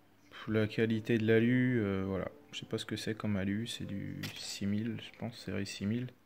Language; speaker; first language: French; native; French